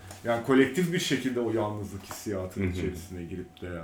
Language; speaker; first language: Turkish; native; Turkish